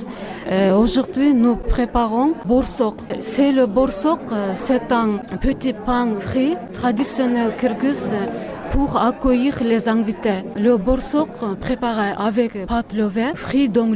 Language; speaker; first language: French; non-native, learner; Kyrgyz